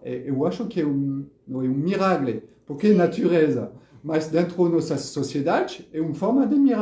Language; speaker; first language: Portuguese; non-native, fluent; French